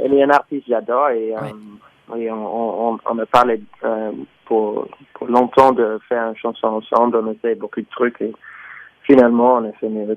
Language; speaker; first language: French; non-native, learner; English